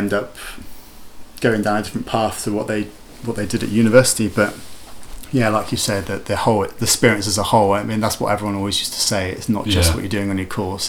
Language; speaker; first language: English; native; English